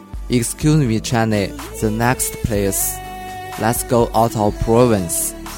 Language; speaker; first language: English; non-native, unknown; Chinese